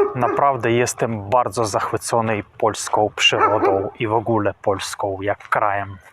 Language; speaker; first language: Polish; non-native, fluent; Russian